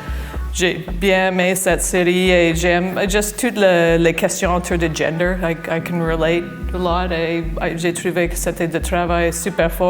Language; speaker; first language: French; non-native, fluent; English